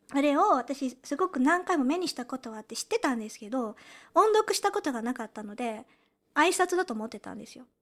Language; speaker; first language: Japanese; early bilingual, heritage; Japanese